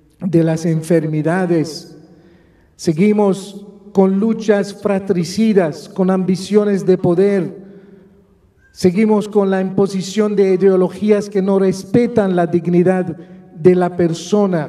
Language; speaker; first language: Spanish; non-native, fluent; Maltese